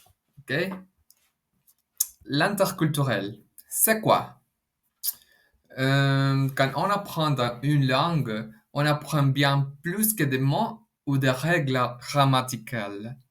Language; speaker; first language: French; non-native, fluent; Spanish